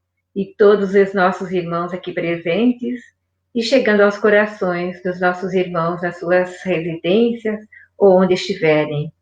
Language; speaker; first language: Portuguese; native; Portuguese